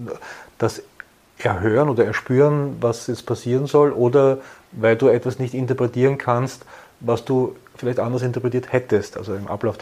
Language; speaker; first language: German; native; German